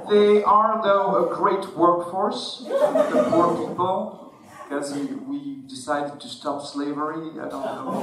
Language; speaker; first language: English; non-native, fluent; Arabic